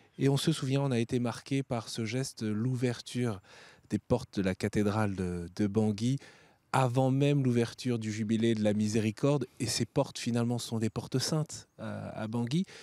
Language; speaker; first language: French; native; French